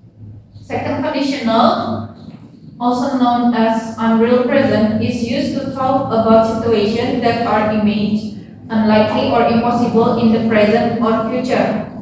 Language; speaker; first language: English; non-native, fluent; Indonesian